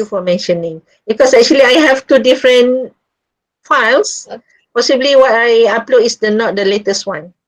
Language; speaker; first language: English; non-native, local second language; Malay